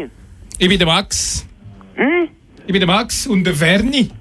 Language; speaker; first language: German; non-native, local second language; French